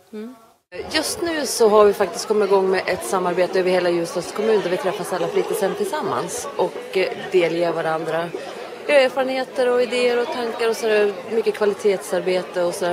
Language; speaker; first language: Swedish; native; Swedish